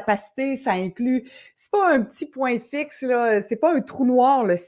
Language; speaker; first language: French; native; French